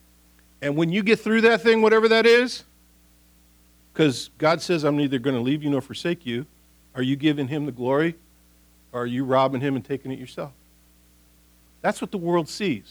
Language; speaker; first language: English; native; English